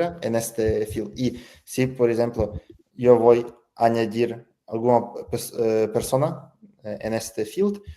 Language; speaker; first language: Spanish; non-native, learner; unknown